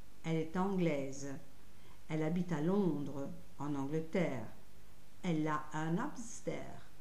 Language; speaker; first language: French; non-native, fluent; Italian